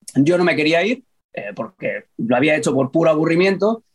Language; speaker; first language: Spanish; native; Spanish